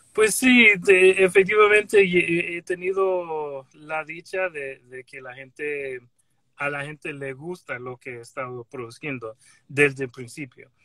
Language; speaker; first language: Spanish; non-native, fluent; English